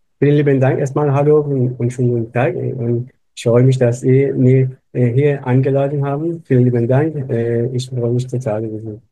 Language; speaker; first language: German; non-native, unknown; Persian